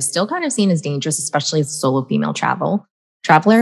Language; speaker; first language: English; native; English